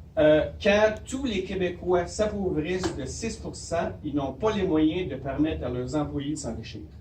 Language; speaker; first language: French; native; French